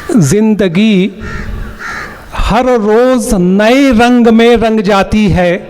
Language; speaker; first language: Hindi; native; Hindi